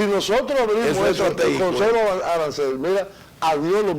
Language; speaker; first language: Spanish; native; Spanish